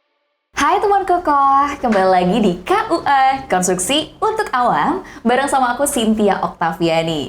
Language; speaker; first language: Indonesian; native; Indonesian